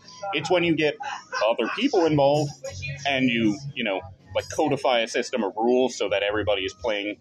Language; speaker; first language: English; native; English